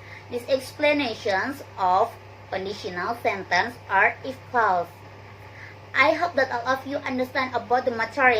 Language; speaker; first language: English; non-native, learner; Indonesian